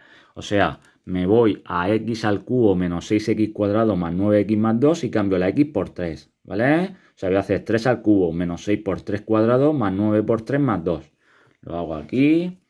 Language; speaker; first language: Spanish; native; Spanish